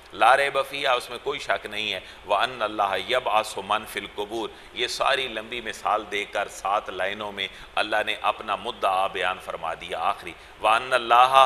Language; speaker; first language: Urdu; non-native, local second language; Punjabi